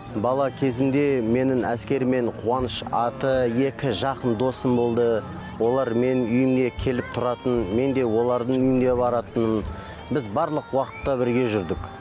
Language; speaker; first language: Kazakh; non-native, local second language; Kurdish